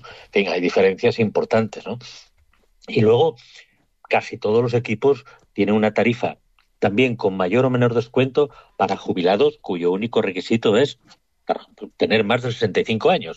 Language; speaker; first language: Spanish; native; Spanish